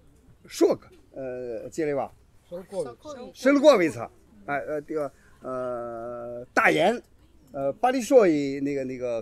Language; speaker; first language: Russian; non-native, learner; Chinese